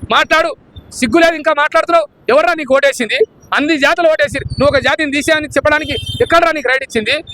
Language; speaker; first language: Telugu; non-native, local second language; Lambadi